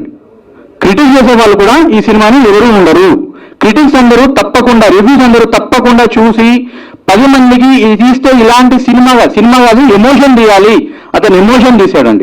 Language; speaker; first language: Telugu; native; Telugu